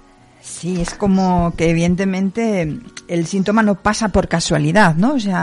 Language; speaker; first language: Spanish; native; Spanish